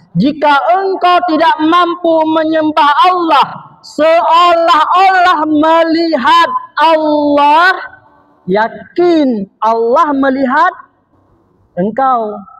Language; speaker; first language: Malay; non-native, local second language; Achinese